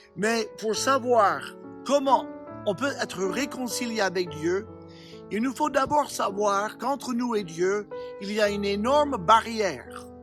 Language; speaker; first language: French; non-native, fluent; English